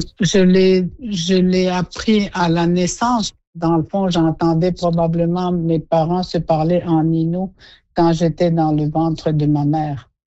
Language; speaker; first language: French; non-native, local second language; Innu-aimun